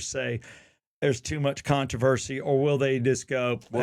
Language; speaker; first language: English; native; English